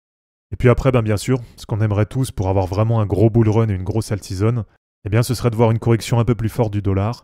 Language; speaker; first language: French; native; French